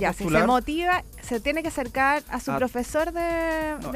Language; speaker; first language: Spanish; native; Spanish